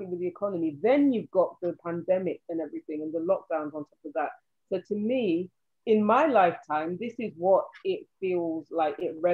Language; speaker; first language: English; native; English